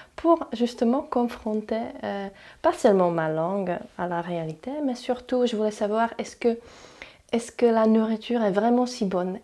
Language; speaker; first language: French; non-native, fluent; Czech